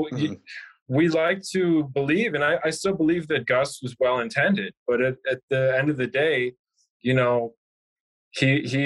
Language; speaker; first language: English; native; English